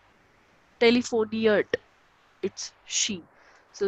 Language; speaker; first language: German; non-native, local second language; Hindi